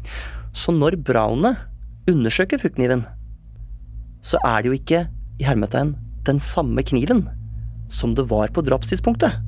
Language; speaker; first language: Norwegian; native; Norwegian